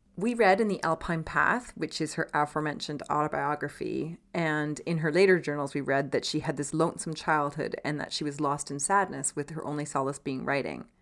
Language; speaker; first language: English; native; English